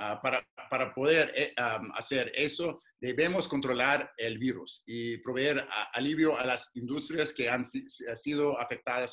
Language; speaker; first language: Spanish; non-native, fluent; English